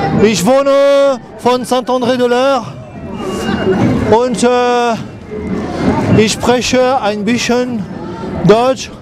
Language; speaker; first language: German; non-native, learner; French